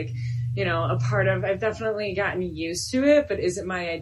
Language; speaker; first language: English; native; English